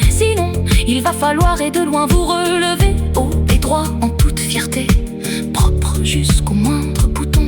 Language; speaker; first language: French; native; French